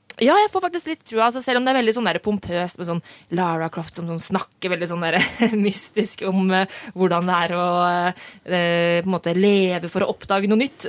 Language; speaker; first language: Norwegian; native; Norwegian